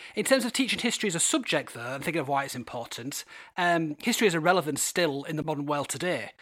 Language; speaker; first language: English; native; English